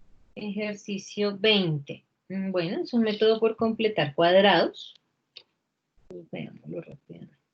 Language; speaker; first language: Spanish; native; Spanish